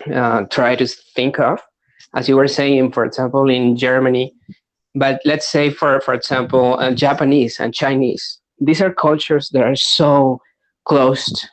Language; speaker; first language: English; non-native, fluent; Spanish